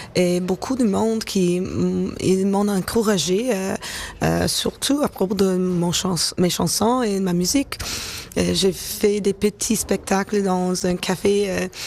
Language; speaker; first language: French; non-native, local second language; English